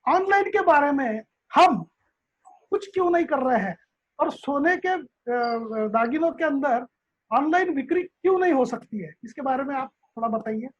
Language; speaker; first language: Hindi; non-native, local second language; Marathi